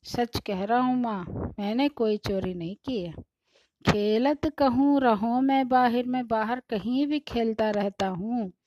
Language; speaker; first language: Hindi; non-native, local second language; Kannada